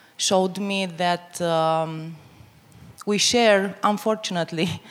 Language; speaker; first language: English; non-native, fluent; Romanian